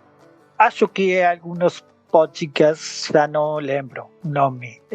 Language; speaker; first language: Portuguese; non-native, learner; Spanish